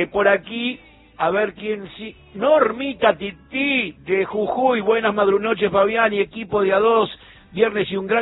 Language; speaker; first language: Spanish; native; Spanish